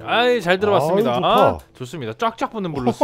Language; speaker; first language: Korean; native; Korean